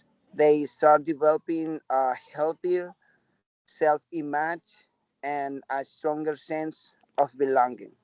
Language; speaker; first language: English; non-native, learner; Spanish